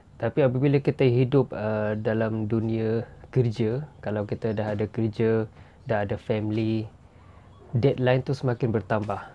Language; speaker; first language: Malay; non-native, fluent; Western Cham